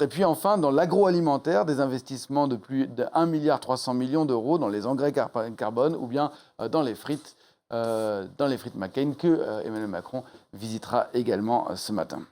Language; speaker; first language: French; native; French